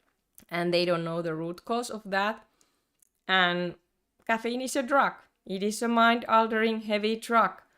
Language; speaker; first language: English; non-native, fluent; Finnish